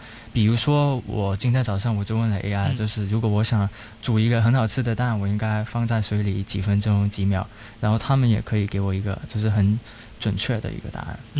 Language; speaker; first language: Chinese; non-native, local second language; Cantonese